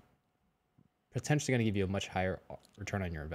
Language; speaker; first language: English; native; English